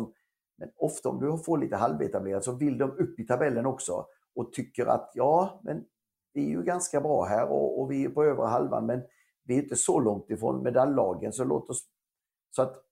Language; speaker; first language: Swedish; native; Swedish